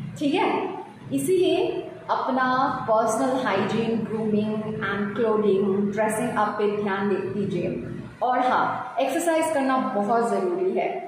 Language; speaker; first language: Hindi; non-native, local second language; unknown